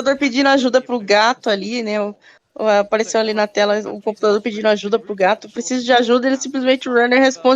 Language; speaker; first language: Portuguese; native; Portuguese